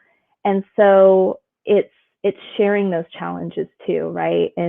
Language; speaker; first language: English; native; English